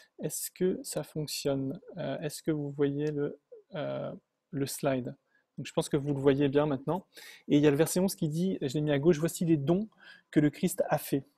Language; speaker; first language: French; native; French